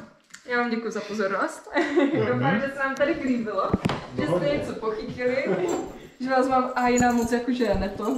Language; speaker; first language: Czech; native; Czech